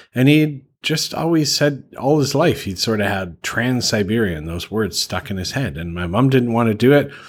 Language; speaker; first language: English; native; English